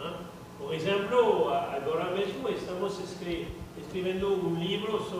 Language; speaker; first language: Portuguese; non-native, learner; French